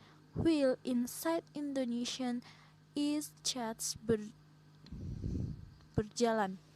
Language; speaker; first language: English; non-native, learner; Indonesian